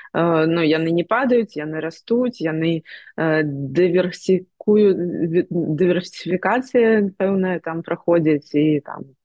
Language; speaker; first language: Belarusian; non-native, local second language; Russian